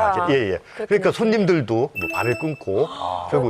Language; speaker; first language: Korean; native; Korean